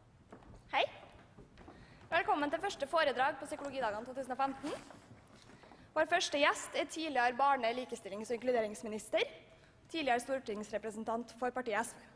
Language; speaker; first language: Norwegian; native; Norwegian